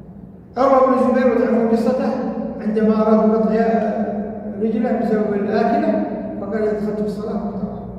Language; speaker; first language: Arabic; native; Arabic